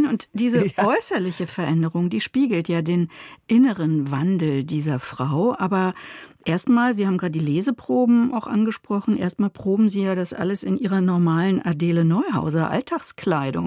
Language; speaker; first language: German; native; German